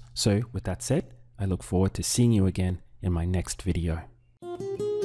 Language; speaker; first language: English; native; English